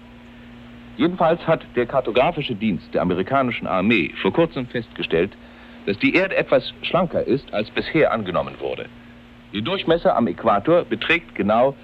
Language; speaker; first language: German; native; German